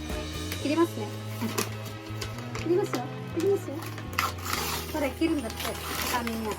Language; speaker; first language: Japanese; non-native, fluent; Filipino